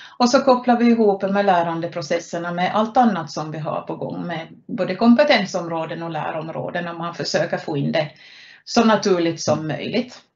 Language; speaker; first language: Swedish; native; Swedish